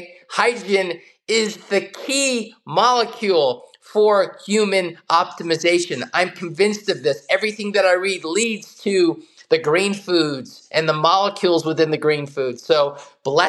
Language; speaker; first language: English; native; English